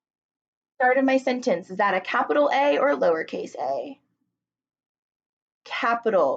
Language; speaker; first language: English; native; English